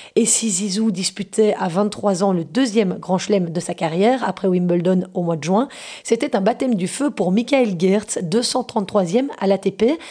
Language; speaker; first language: French; native; French